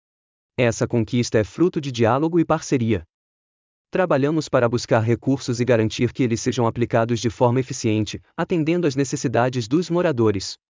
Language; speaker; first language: Portuguese; native; Portuguese